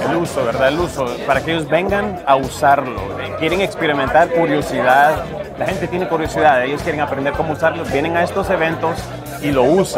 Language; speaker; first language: Spanish; native; Spanish